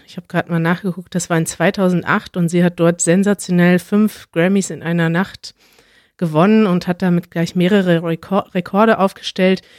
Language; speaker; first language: German; native; German